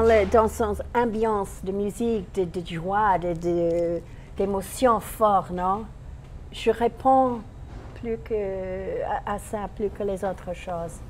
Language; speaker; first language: French; non-native, fluent; English